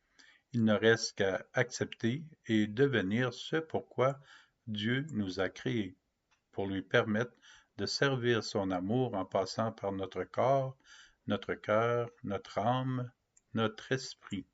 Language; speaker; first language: French; native; French